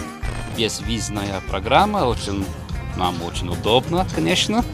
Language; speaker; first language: Russian; non-native, learner; Lithuanian